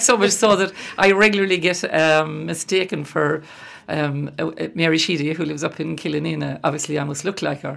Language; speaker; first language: English; native; English